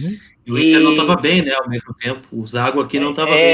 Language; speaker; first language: Portuguese; native; Portuguese